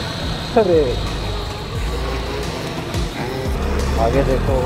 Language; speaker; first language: Hindi; native; Hindi